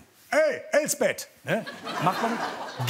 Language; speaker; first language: German; native; German